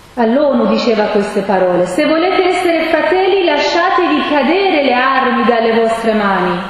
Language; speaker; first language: Italian; non-native, fluent; Persian